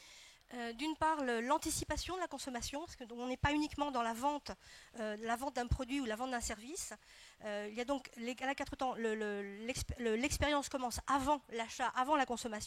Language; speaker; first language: French; native; French